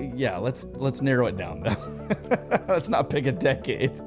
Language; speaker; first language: English; native; English